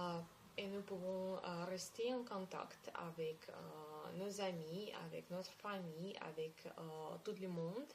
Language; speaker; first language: French; non-native, learner; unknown